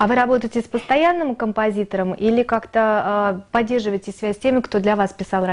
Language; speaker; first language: Russian; native; Russian